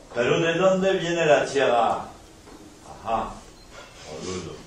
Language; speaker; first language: Spanish; non-native, fluent; French